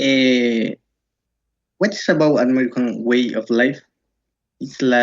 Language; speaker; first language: English; non-native, learner; Spanish